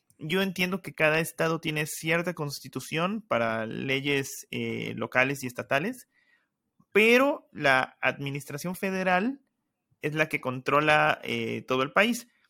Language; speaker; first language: Spanish; native; Spanish